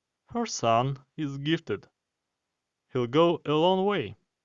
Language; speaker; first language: English; non-native, fluent; Ukrainian